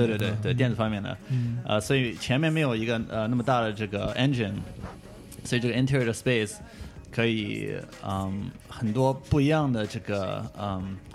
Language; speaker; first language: Chinese; early bilingual, heritage; Chinese